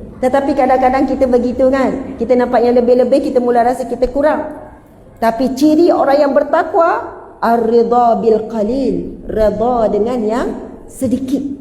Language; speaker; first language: Malay; native; Malay